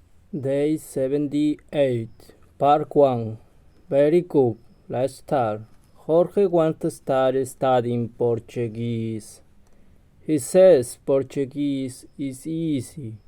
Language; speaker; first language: English; non-native, learner; Spanish